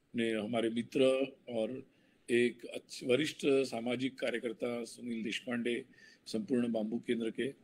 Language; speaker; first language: Hindi; non-native, local second language; Marathi